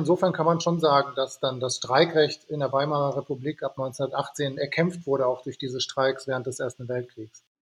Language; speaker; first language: German; native; German